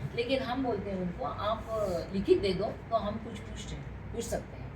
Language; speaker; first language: Hindi; non-native, local second language; Marathi